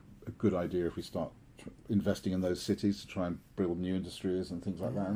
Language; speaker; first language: English; native; English